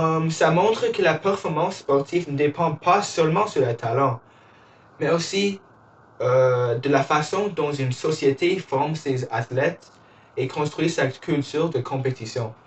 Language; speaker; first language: French; non-native, learner; English